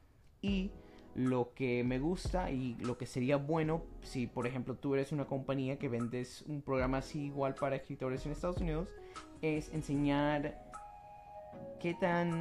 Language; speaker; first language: Spanish; early bilingual, heritage; Spanish